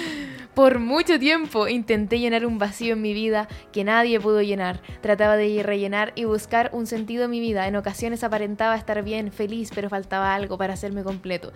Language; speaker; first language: Spanish; native; Spanish